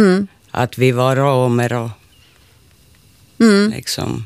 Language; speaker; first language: Swedish; non-native, local second language; Finnish